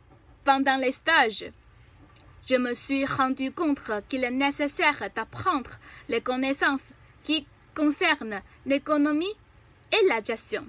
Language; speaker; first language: French; non-native, fluent; Chinese